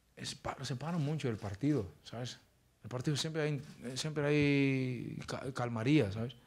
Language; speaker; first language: Spanish; non-native, fluent; Portuguese